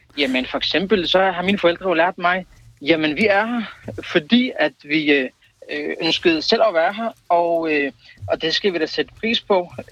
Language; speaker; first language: Danish; early bilingual, other home language; Kurdish